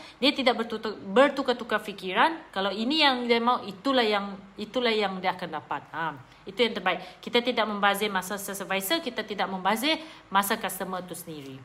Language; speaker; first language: Malay; native; Malay